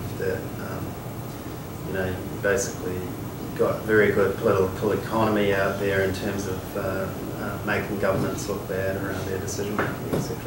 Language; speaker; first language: English; native; English